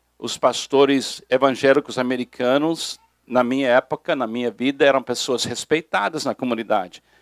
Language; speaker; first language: Portuguese; non-native, fluent; English